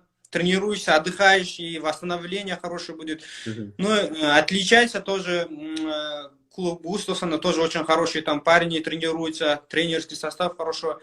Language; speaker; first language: Russian; non-native, local second language; Kyrgyz